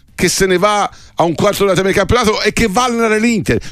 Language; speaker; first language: Italian; native; Italian